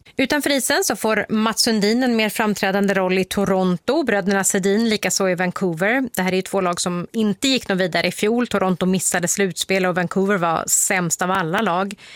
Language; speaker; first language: Swedish; native; Swedish